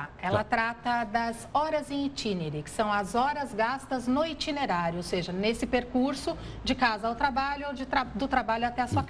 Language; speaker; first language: Portuguese; native; Portuguese